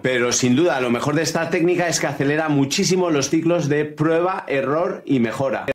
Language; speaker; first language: Spanish; native; Spanish